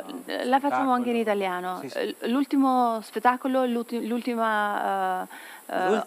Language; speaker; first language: Italian; non-native, fluent; Albanian